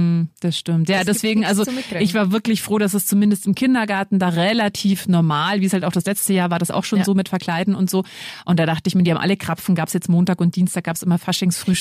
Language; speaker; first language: German; native; German